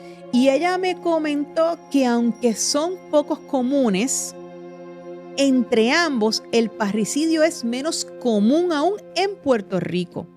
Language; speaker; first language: Spanish; native; Spanish